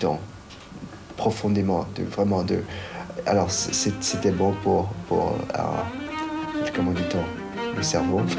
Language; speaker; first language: French; non-native, fluent; Chinese